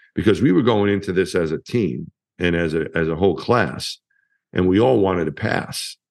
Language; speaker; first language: English; native; English